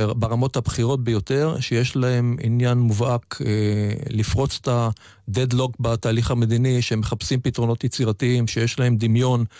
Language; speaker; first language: Hebrew; native; Hebrew